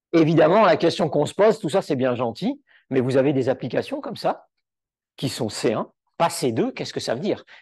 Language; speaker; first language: French; native; French